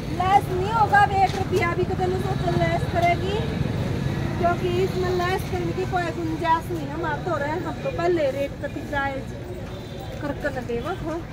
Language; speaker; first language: Hindi; native; Hindi